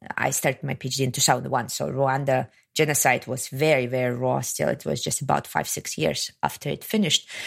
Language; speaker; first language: English; non-native, fluent; Kazakh